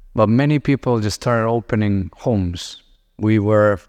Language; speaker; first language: English; non-native, fluent; Lithuanian